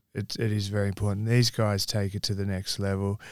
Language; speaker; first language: English; native; English